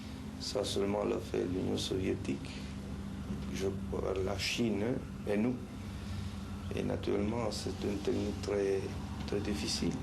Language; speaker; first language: French; non-native, fluent; Spanish